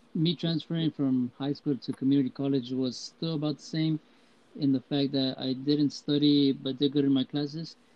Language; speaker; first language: English; early bilingual, heritage; Spanish